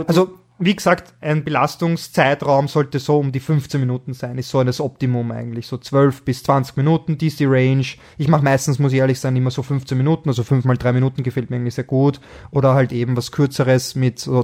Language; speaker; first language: German; native; German